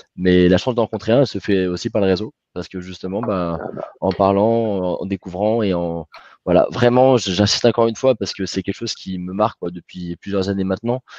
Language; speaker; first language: French; native; French